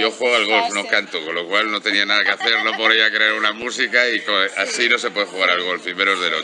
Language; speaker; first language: Spanish; native; Spanish